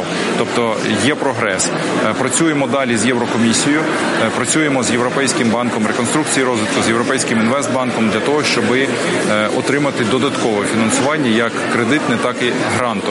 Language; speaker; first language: Ukrainian; native; Ukrainian